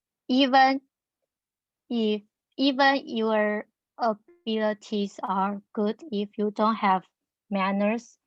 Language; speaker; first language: English; non-native, learner; Chinese